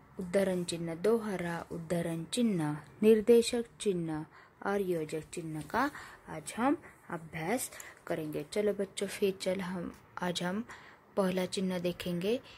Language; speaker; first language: Hindi; non-native, local second language; Marathi